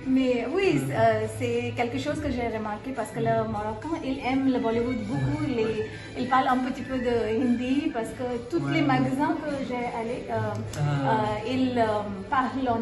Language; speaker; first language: French; non-native, learner; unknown